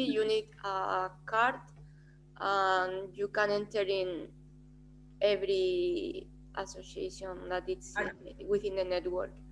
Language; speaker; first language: English; non-native, fluent; Spanish